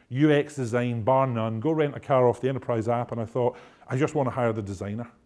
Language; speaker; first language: English; native; English